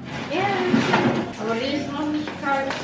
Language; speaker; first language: German; non-native, learner; Filipino